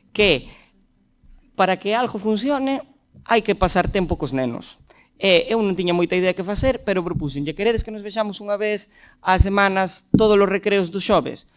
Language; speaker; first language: Galician; native; Galician